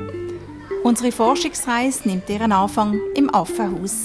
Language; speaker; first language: German; native; German